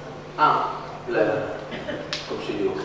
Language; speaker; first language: French; non-native, learner; Catalan